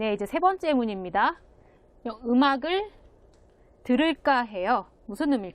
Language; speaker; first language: Korean; native; Korean